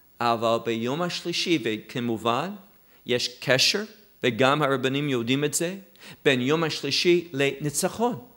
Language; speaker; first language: Hebrew; non-native, fluent; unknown